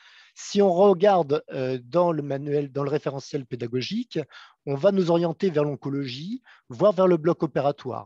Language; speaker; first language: French; native; French